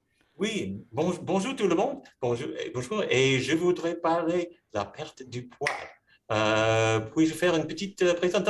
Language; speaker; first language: French; non-native, fluent; English